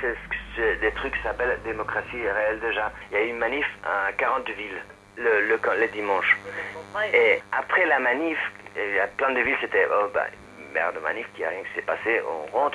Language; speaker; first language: French; non-native, learner; Spanish